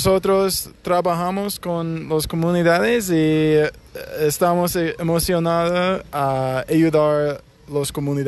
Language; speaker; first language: Spanish; non-native, learner; English